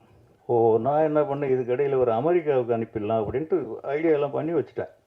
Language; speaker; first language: Tamil; native; Tamil